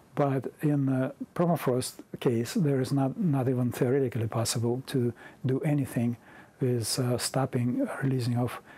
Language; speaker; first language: English; non-native, fluent; Russian